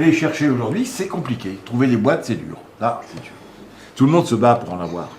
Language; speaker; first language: French; native; French